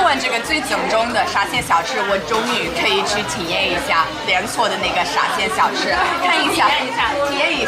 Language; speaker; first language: Chinese; non-native, fluent; English